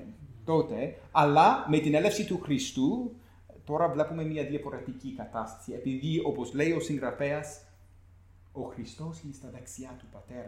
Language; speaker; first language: Greek; non-native, fluent; English